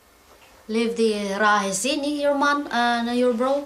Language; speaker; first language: Dutch; non-native, learner; Cebuano